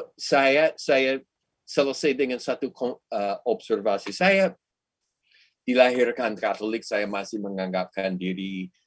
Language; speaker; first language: Indonesian; non-native, fluent; English